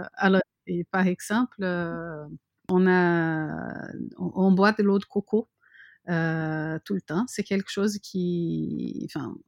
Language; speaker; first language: French; non-native, fluent; Portuguese